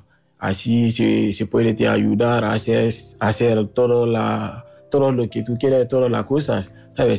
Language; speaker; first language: Spanish; non-native, learner; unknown